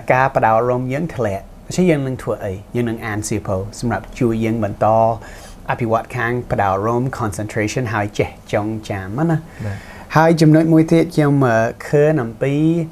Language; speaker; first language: Khmer; non-native, fluent; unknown